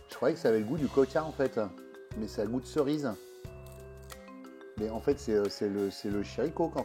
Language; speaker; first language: French; native; French